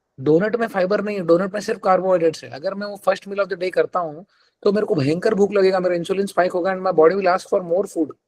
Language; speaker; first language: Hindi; non-native, local second language; Telugu